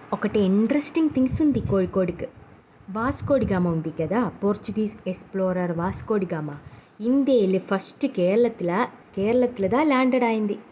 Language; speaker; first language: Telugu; non-native, learner; Malayalam